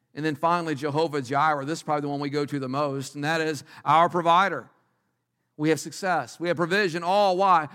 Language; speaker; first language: English; native; English